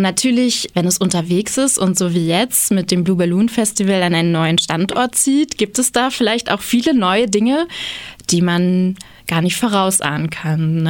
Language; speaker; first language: German; native; German